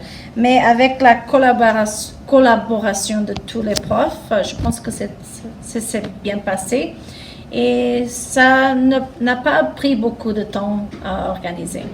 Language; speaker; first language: French; non-native, fluent; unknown